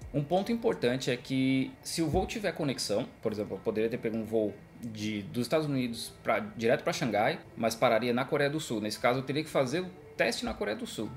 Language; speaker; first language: Portuguese; native; Portuguese